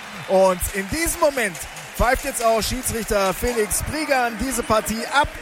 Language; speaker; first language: German; native; German